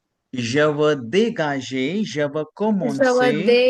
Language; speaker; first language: French; non-native, fluent; Hindi